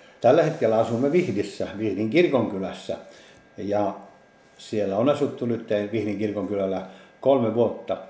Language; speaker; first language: Finnish; native; Finnish